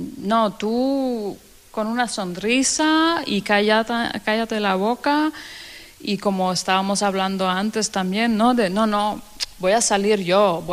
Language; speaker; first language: Spanish; non-native, fluent; Danish